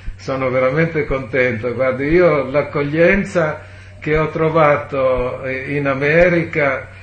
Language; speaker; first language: Italian; native; Italian